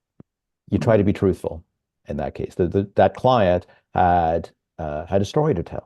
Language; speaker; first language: English; native; English